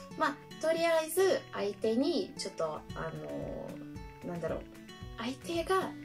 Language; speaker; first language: Japanese; non-native, fluent; Russian